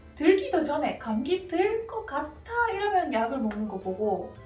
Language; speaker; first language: Korean; non-native, fluent; Japanese